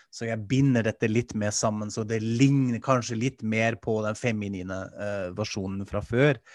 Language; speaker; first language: Norwegian; non-native, fluent; German